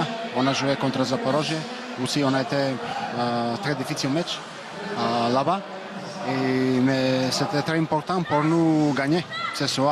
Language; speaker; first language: French; non-native, learner; Macedonian